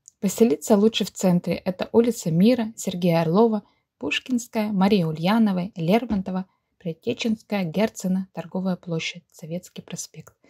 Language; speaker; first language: Russian; native; Russian